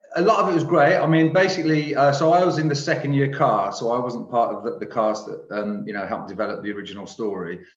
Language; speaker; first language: English; native; English